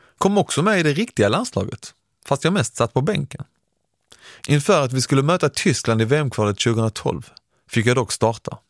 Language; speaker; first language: Swedish; early bilingual, other home language; Persian